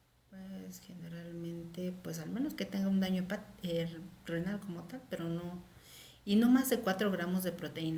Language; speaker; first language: Spanish; native; Spanish